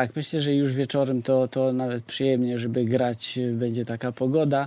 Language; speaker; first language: Polish; non-native, fluent; Albanian